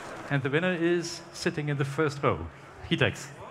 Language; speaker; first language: English; non-native, fluent; German